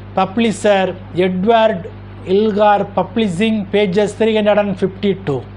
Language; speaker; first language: English; non-native, local second language; Tamil